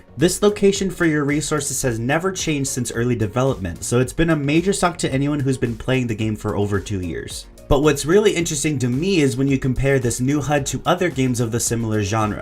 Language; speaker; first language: English; native; English